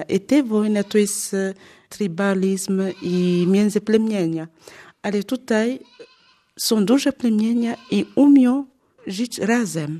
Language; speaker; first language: Polish; non-native, learner; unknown